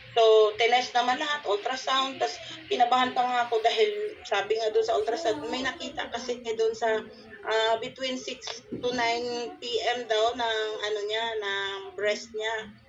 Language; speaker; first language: Filipino; non-native, local second language; Cebuano